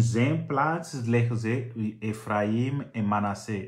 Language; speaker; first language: Dutch; non-native, fluent; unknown